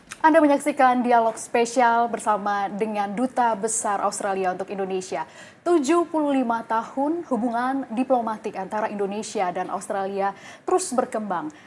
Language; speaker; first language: Indonesian; native; Indonesian